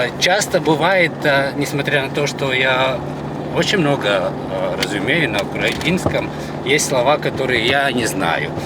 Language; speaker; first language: Russian; non-native, local second language; Latvian